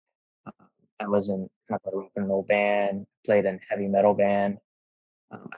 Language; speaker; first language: English; non-native, fluent; Korean